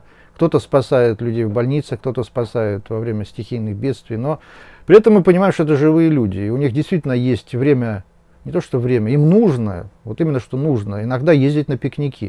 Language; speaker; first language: Russian; native; Russian